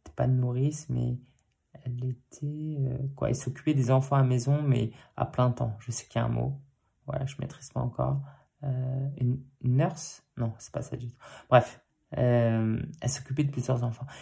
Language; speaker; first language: French; native; French